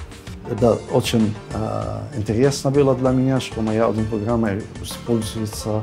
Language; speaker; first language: Russian; non-native, fluent; Arabic